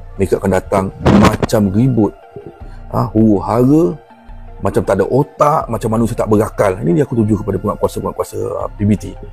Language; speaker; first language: Malay; native; Malay